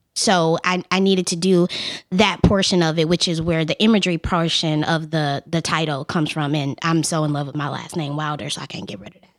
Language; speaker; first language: English; native; English